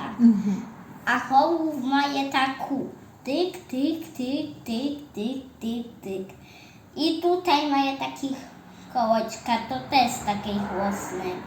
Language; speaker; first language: Polish; early bilingual, heritage; Ukrainian